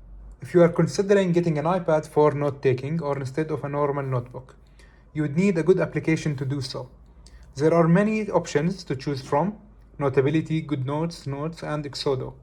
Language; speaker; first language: English; non-native, fluent; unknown